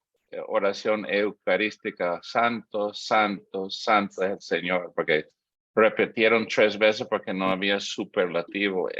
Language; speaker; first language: Spanish; non-native, fluent; English